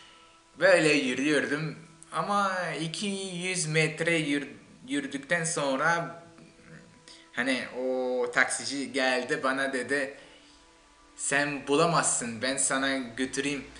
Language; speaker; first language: Turkish; non-native, fluent; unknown